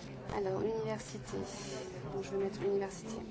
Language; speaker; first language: French; native; French